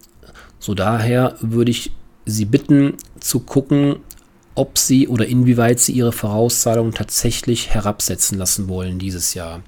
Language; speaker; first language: German; native; German